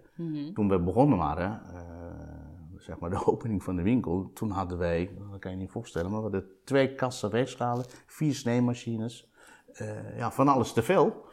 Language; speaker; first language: Dutch; non-native, fluent; Italian